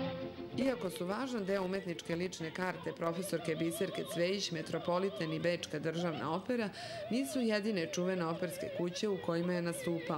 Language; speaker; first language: Serbian; native; Serbian